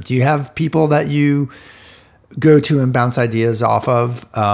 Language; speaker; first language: English; native; English